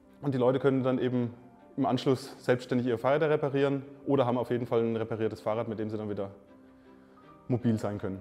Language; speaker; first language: German; native; German